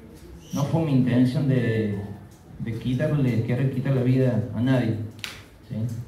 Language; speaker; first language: Spanish; native; Spanish